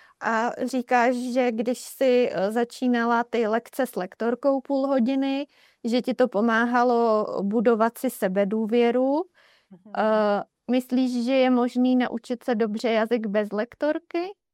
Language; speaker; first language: Czech; native; Czech